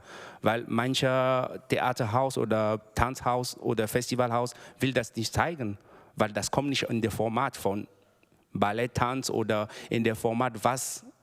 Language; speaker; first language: German; non-native, learner; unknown